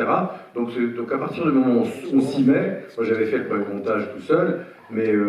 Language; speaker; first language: French; native; French